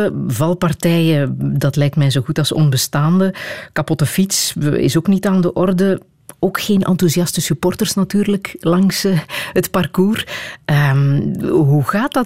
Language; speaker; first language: Dutch; native; Dutch